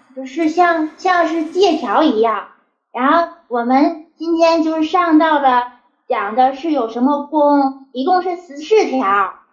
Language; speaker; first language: Chinese; native; Chinese